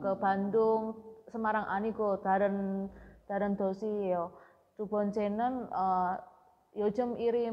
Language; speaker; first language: Korean; non-native, learner; Indonesian